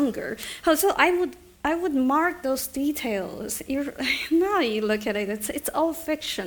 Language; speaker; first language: English; non-native, fluent; Chinese